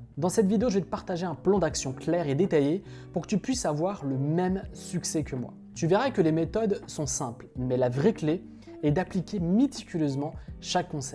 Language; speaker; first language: French; native; French